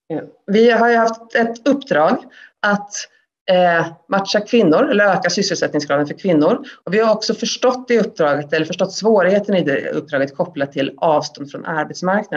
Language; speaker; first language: Swedish; native; Swedish